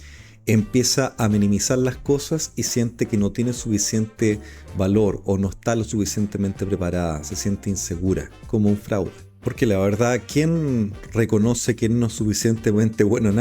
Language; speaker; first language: Spanish; native; Spanish